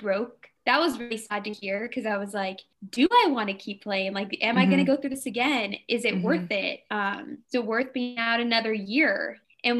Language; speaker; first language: English; native; English